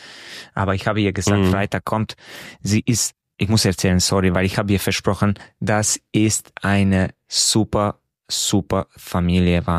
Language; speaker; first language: German; non-native, fluent; Romanian